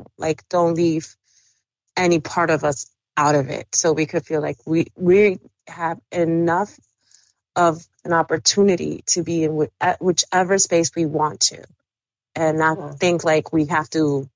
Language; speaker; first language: English; early bilingual, other home language; Spanish